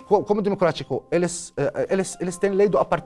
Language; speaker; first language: Portuguese; non-native, learner; Arabic